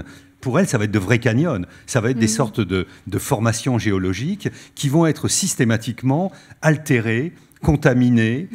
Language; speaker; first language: French; native; French